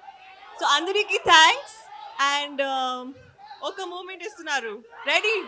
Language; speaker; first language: Telugu; non-native, learner; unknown